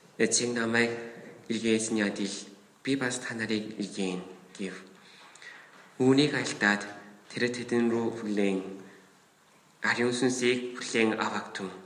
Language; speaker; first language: Mongolian; non-native, fluent; Korean